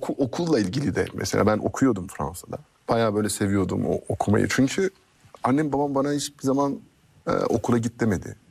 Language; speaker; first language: Turkish; early bilingual, heritage; French